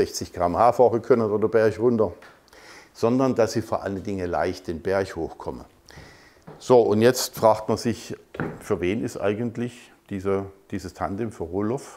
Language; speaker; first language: German; native; German